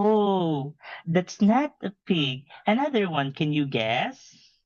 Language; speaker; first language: English; non-native, fluent; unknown